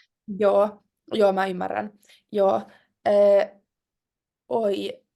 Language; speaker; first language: Finnish; non-native, local second language; Swedish